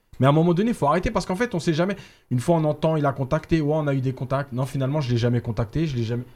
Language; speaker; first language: French; native; French